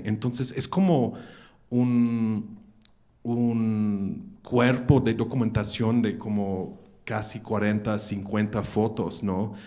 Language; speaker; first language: Spanish; non-native, fluent; English